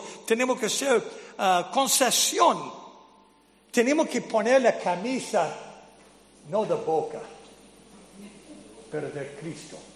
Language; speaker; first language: Spanish; non-native, fluent; English